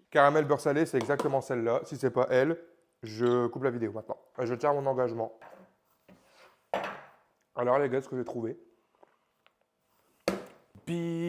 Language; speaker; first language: French; native; French